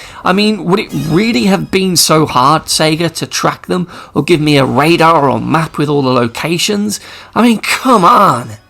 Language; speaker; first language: English; native; English